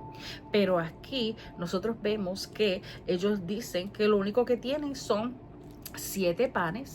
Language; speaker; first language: Spanish; native; Spanish